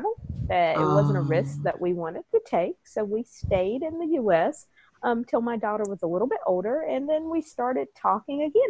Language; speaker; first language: English; native; English